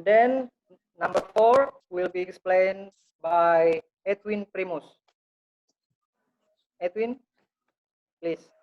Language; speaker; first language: English; non-native, learner; Indonesian